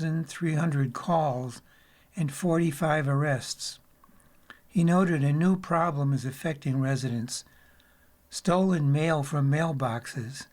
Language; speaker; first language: English; native; English